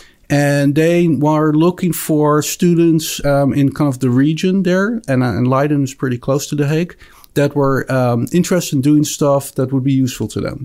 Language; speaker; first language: English; non-native, fluent; Dutch